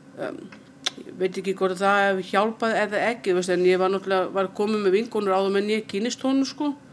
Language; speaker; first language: Icelandic; non-native, fluent; Portuguese